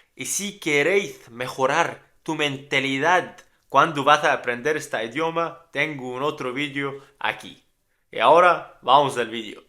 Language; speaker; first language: Spanish; non-native, learner; English